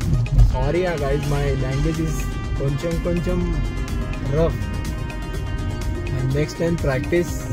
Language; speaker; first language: Telugu; non-native, local second language; Kannada